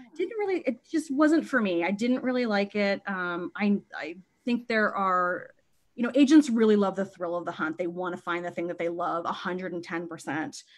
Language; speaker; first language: English; native; English